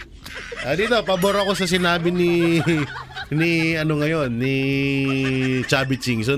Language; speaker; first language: Filipino; native; Filipino